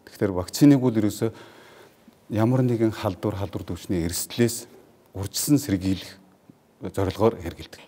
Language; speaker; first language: Mongolian; native; Mongolian